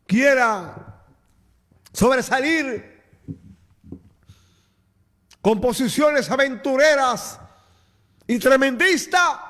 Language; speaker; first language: Spanish; native; Spanish